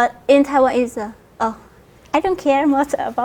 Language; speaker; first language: English; non-native, learner; Vietnamese